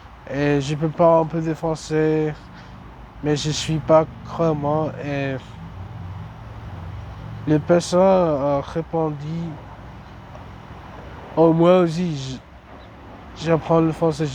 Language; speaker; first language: French; non-native, learner; English